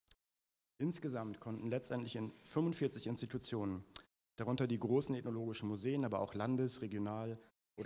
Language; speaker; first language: German; native; German